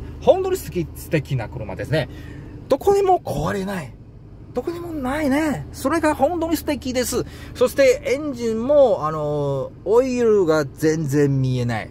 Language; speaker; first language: Japanese; non-native, learner; Chinese